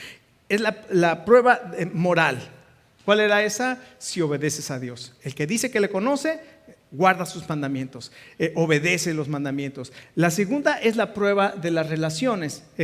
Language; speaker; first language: Spanish; native; Spanish